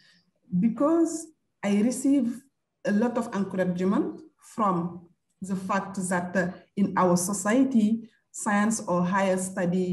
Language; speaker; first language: English; non-native, fluent; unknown